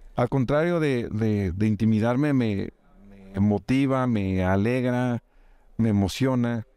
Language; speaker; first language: Spanish; native; Spanish